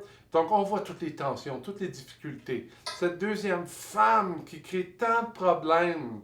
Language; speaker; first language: French; native; French